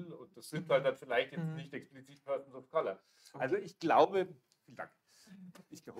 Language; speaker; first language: German; native; German